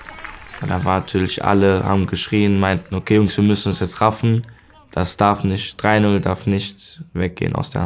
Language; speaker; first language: German; native; German